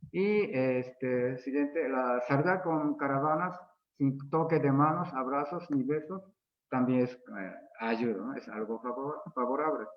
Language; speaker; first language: Spanish; non-native, fluent; Japanese